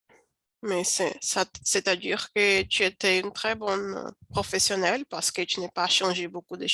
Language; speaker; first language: French; non-native, learner; Portuguese